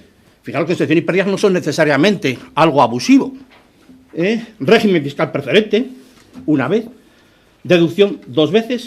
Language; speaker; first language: Spanish; native; Spanish